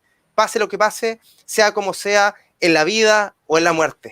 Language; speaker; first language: Spanish; native; Spanish